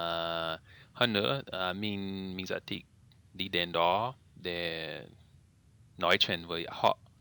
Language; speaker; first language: Vietnamese; non-native, learner; English